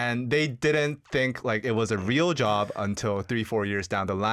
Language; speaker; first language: English; early bilingual, other home language; Korean